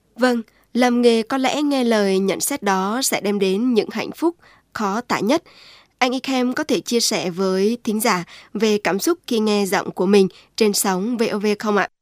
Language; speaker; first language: Vietnamese; non-native, local second language; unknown